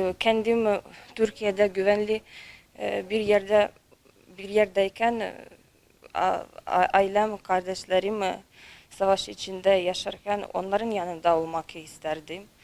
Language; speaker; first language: Turkish; non-native, fluent; Ukrainian